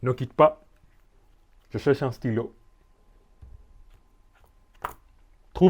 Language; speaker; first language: French; non-native, fluent; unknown